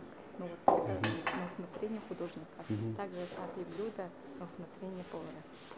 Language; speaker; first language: Russian; non-native, local second language; Tuvinian